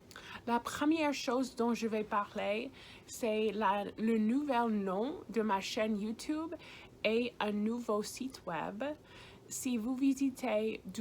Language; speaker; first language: French; non-native, fluent; English